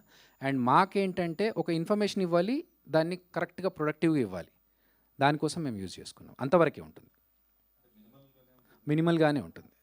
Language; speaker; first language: Telugu; native; Telugu